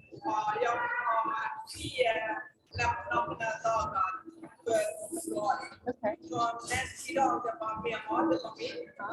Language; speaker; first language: Swedish; non-native, learner; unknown